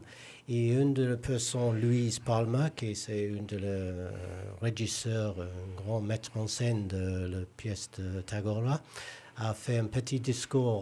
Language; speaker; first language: French; non-native, learner; English